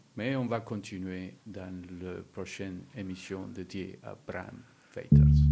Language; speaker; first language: French; non-native, learner; Spanish